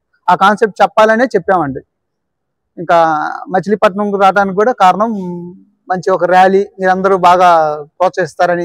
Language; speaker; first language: Telugu; native; Telugu